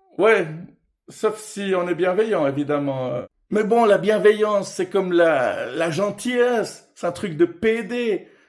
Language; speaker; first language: French; early bilingual, other home language; Persian